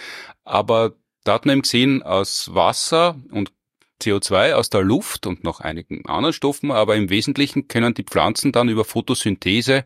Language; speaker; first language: German; native; German